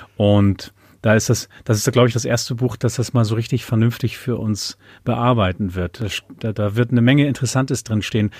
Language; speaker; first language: German; native; German